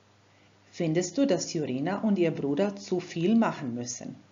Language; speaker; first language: German; non-native, fluent; Croatian